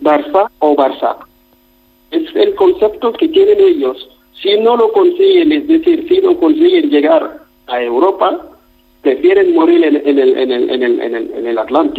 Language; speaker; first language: Spanish; non-native, fluent; Wolof